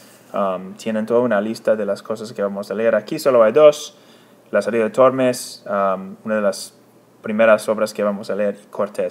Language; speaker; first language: Spanish; non-native, fluent; English